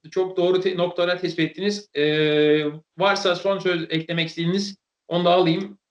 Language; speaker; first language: Turkish; native; Turkish